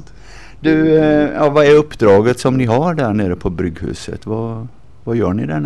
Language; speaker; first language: Swedish; native; Swedish